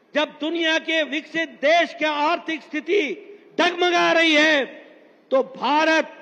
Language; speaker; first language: Hindi; native; Hindi